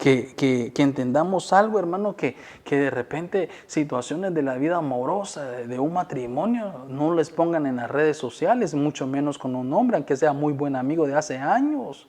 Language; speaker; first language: Spanish; native; Spanish